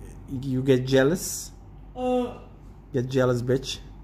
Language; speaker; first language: English; non-native, fluent; Dutch